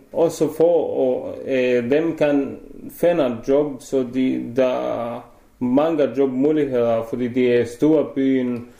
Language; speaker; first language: Danish; non-native, learner; Arabic